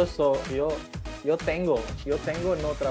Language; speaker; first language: Spanish; non-native, learner; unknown